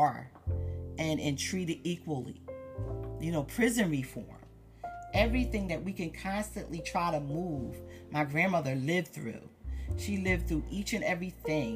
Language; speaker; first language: English; native; English